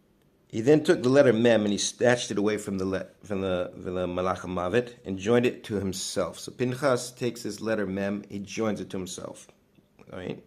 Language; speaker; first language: English; native; English